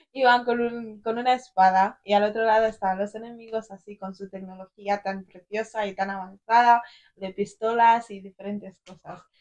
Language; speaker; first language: Spanish; early bilingual, other home language; English